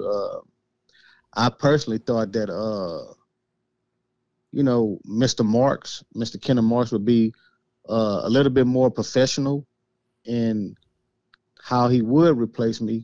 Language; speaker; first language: English; native; English